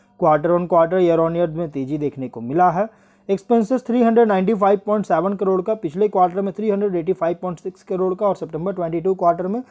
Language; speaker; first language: Hindi; native; Hindi